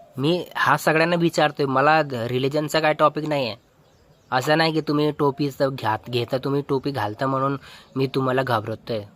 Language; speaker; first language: Marathi; non-native, local second language; Hindi